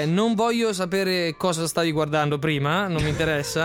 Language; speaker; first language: Italian; native; Italian